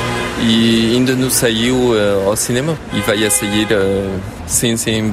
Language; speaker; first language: Portuguese; early bilingual, heritage; French